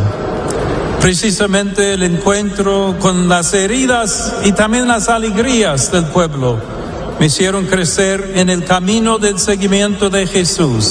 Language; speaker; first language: Spanish; non-native, fluent; English